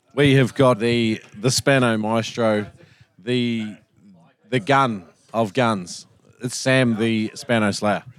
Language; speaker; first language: English; native; English